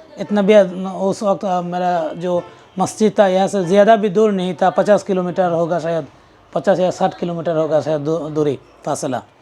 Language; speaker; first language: Urdu; non-native, fluent; Bangla